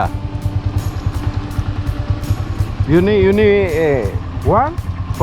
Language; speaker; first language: English; non-native, learner; Spanish